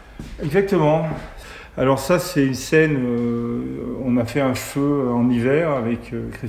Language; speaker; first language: French; native; French